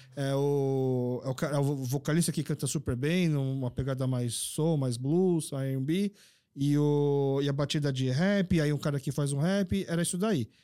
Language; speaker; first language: Portuguese; early bilingual, other home language; Korean